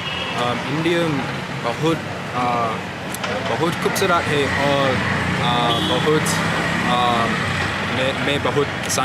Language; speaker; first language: Hindi; non-native, learner; English